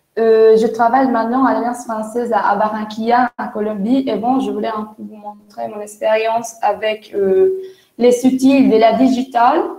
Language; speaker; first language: French; non-native, fluent; Spanish